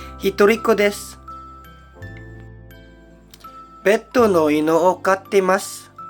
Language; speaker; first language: Japanese; non-native, learner; Hiligaynon